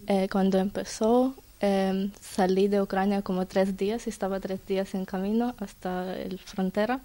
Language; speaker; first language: Spanish; non-native, learner; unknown